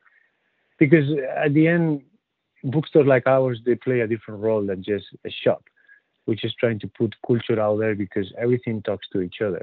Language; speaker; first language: English; non-native, fluent; Spanish